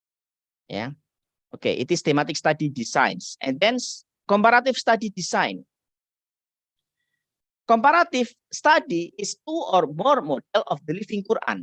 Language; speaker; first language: English; non-native, learner; Indonesian